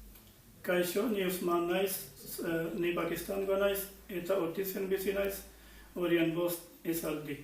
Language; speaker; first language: Basque; non-native, learner; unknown